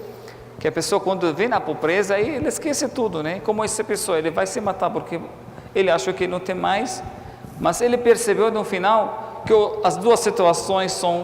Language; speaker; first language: Portuguese; non-native, fluent; Arabic